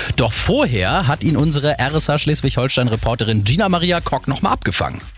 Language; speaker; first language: German; native; German